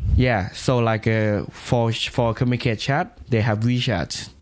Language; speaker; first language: English; non-native, learner; Thai